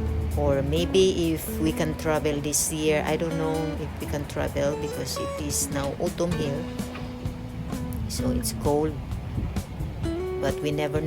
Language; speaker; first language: English; non-native, local second language; Cebuano